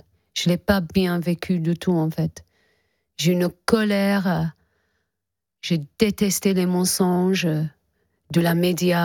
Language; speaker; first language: French; non-native, fluent; English